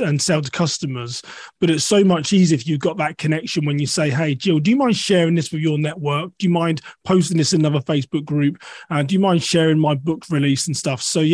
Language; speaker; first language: English; native; English